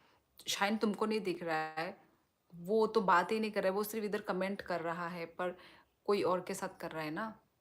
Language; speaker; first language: Hindi; non-native, local second language; Kok Borok